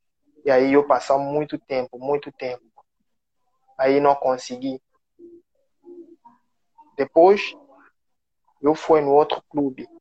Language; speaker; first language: Portuguese; non-native, learner; French